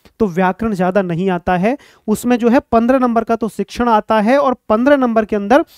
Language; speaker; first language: Hindi; native; Hindi